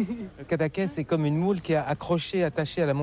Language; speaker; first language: French; native; French